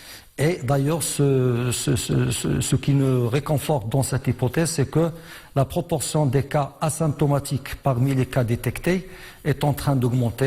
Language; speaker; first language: French; non-native, local second language; Arabic